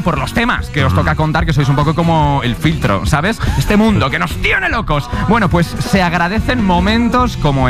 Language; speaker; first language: Spanish; native; Spanish